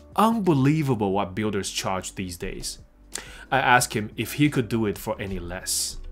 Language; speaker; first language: English; non-native, fluent; Chinese